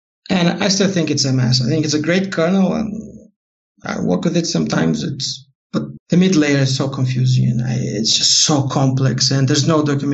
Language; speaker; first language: English; non-native, fluent; Portuguese